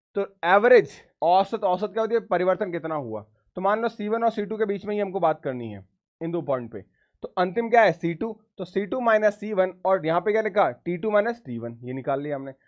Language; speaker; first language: Hindi; native; Hindi